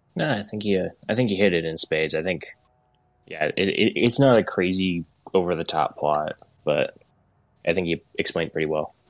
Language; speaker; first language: English; native; English